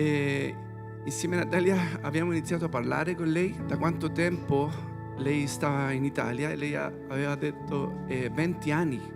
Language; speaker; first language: Italian; non-native, fluent; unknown